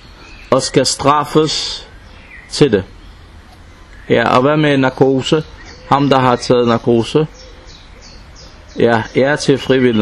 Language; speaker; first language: Danish; non-native, local second language; Arabic